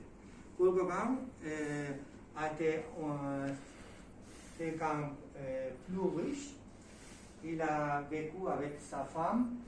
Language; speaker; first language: French; non-native, learner; Spanish